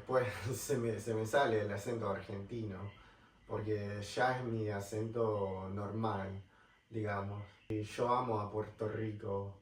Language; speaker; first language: Spanish; non-native, fluent; English